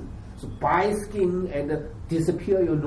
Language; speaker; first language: English; non-native, learner; Chinese